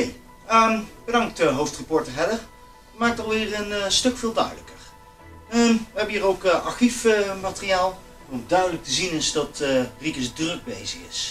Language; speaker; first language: Dutch; native; Dutch